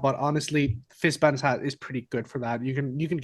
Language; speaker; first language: English; non-native, fluent; Icelandic